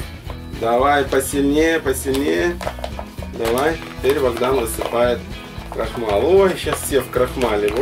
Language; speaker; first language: Russian; native; Russian